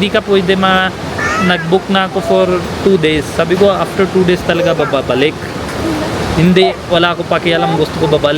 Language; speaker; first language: Filipino; non-native, learner; Punjabi